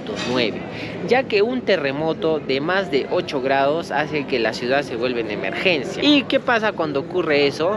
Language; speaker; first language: Spanish; native; Spanish